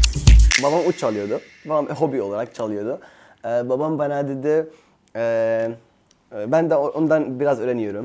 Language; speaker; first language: Turkish; non-native, fluent; Arabic